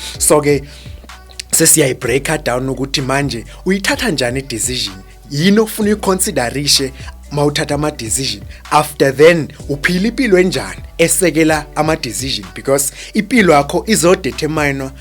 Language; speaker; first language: Zulu; non-native, local second language; South Ndebele